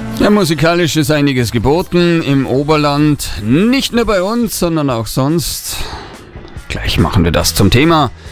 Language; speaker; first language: German; native; German